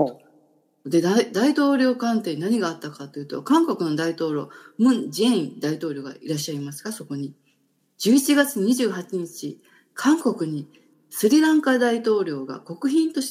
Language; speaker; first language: Japanese; native; Japanese